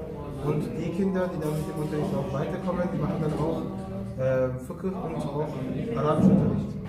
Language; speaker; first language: German; early bilingual, other home language; Turkish